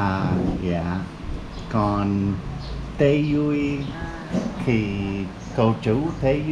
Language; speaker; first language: Vietnamese; non-native, learner; English